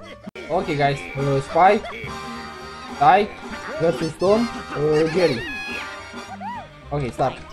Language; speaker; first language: English; non-native, learner; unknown